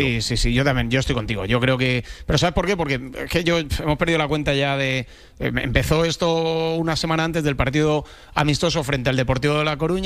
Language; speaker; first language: Spanish; native; Spanish